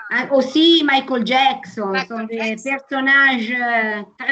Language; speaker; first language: French; non-native, learner; Italian